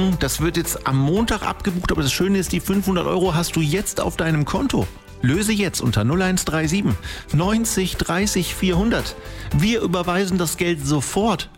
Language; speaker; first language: German; native; German